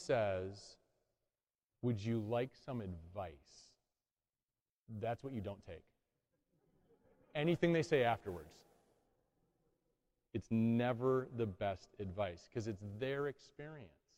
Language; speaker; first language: English; native; English